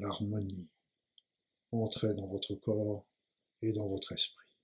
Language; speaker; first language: French; native; French